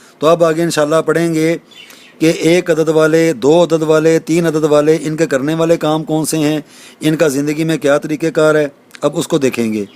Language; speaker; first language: Urdu; native; Urdu